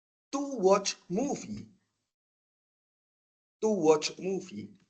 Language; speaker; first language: English; non-native, fluent; Indonesian